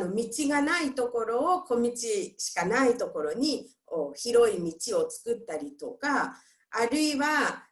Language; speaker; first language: Japanese; non-native, fluent; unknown